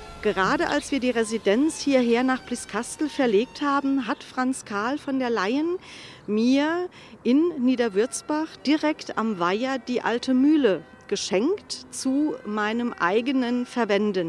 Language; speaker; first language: German; native; German